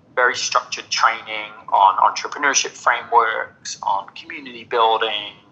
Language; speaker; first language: English; native; English